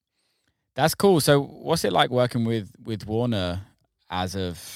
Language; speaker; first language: English; native; English